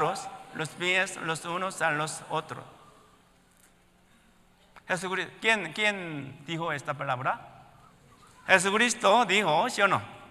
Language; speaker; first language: Spanish; non-native, learner; Korean